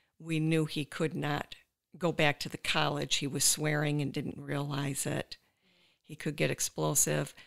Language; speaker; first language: English; native; English